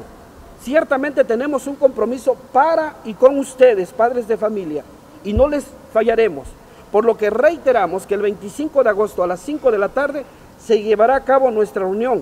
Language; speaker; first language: Spanish; native; Spanish